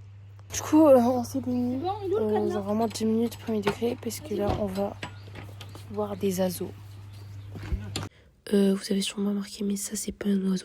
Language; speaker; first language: French; native; French